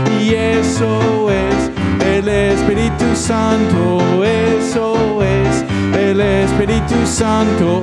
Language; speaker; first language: Spanish; non-native, fluent; English